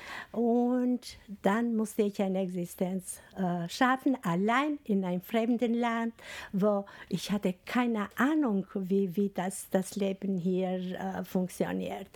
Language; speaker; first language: German; non-native, fluent; Albanian